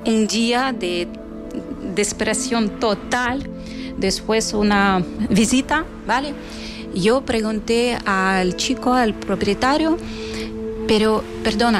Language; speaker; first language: Spanish; non-native, fluent; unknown